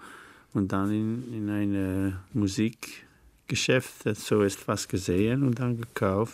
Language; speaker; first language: German; non-native, fluent; French